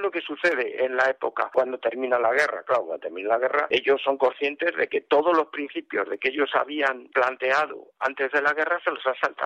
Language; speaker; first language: Spanish; native; Spanish